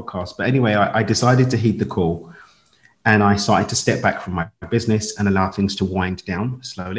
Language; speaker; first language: English; native; English